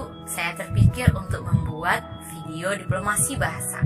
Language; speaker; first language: Indonesian; native; Indonesian